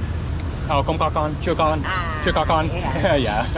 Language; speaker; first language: Vietnamese; non-native, learner; English